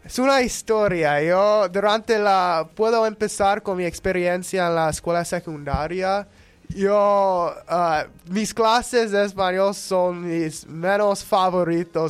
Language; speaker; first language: Spanish; non-native, learner; English